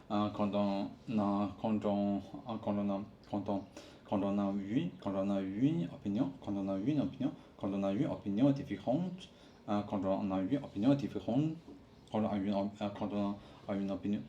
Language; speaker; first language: French; non-native, learner; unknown